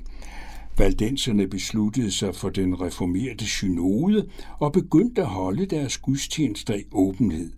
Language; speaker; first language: Danish; native; Danish